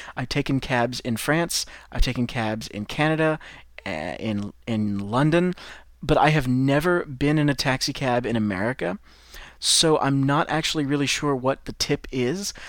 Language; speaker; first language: English; native; English